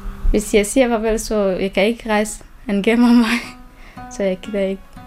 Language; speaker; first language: Danish; non-native, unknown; Somali